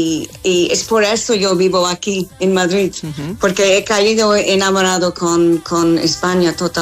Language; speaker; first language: Spanish; non-native, fluent; English